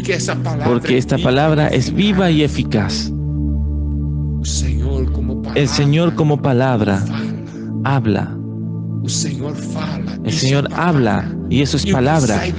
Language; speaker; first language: Spanish; non-native, fluent; Portuguese